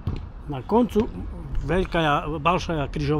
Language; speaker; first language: Russian; non-native, learner; Polish